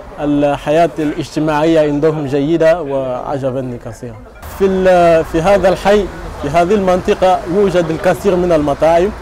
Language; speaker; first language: Arabic; non-native, learner; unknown